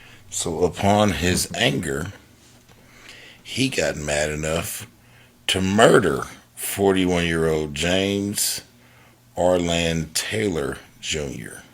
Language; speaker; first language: English; native; English